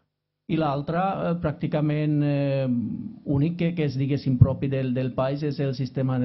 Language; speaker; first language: Catalan; non-native, fluent; Finnish